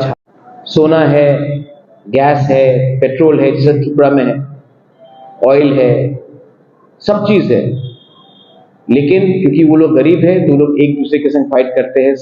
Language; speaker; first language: Hindi; non-native, local second language; Kok Borok